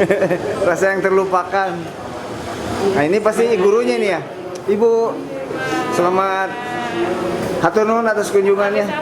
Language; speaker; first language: Indonesian; native; Indonesian